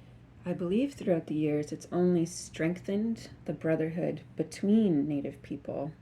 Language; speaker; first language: English; native; English